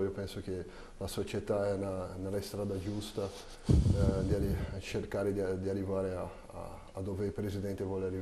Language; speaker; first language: Italian; non-native, fluent; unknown